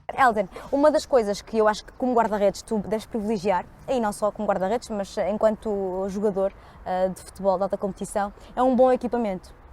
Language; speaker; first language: Portuguese; native; Portuguese